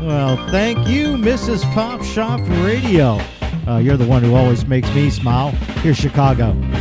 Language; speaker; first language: English; native; English